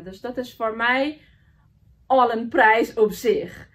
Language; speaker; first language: Dutch; non-native, fluent; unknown